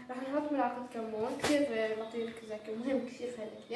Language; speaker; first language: Arabic; native; Arabic